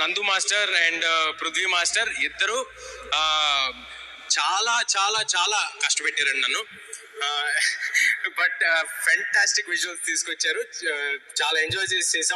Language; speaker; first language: Telugu; native; Telugu